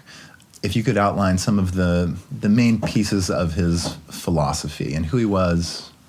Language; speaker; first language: English; native; English